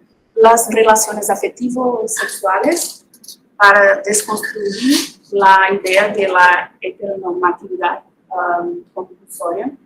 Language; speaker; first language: Spanish; non-native, fluent; Portuguese